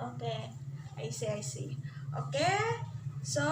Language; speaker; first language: English; non-native, learner; Indonesian